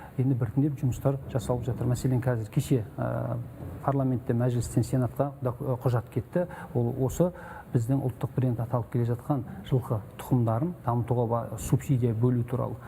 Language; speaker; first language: Kazakh; native; Kazakh